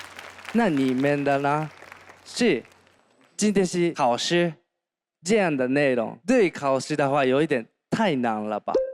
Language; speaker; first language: Chinese; non-native, learner; Korean